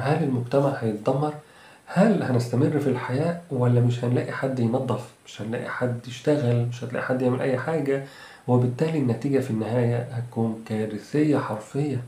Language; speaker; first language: Arabic; native; Arabic